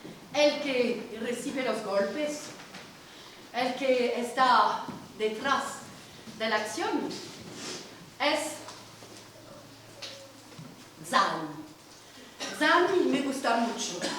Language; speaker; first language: Spanish; non-native, learner; French